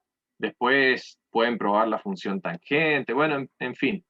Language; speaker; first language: Spanish; native; Spanish